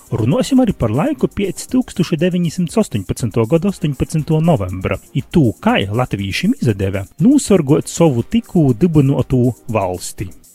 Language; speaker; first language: Latvian; native; Latvian